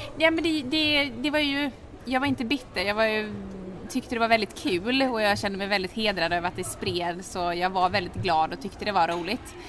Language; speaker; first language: Swedish; native; Swedish